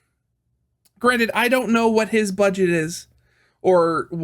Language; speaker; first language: English; native; English